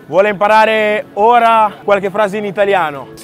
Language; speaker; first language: Italian; native; Italian